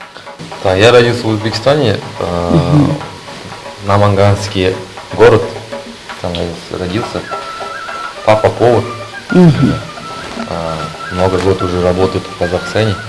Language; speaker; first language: Russian; non-native, learner; Uzbek